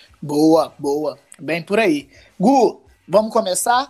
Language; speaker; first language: Portuguese; native; Portuguese